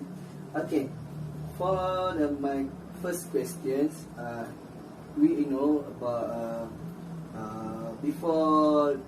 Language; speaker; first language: English; non-native, local second language; Malay